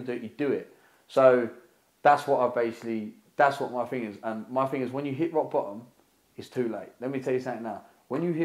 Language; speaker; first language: English; native; English